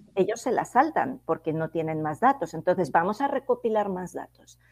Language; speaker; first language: Spanish; native; Spanish